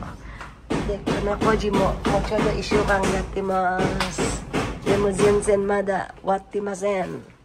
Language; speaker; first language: Japanese; non-native, fluent; Filipino